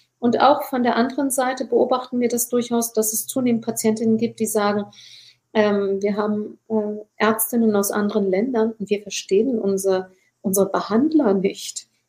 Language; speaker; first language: German; early bilingual, other home language; Turkish